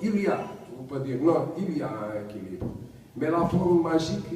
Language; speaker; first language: French; non-native, learner; Portuguese